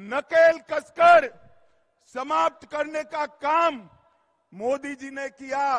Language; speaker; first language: Hindi; non-native, local second language; Gujarati